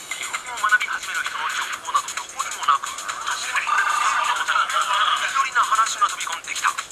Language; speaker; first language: Japanese; native; Japanese